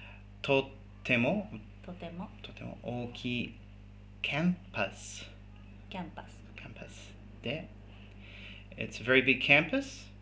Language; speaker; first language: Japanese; non-native, fluent; English